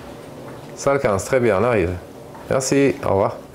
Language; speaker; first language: French; non-native, fluent; Portuguese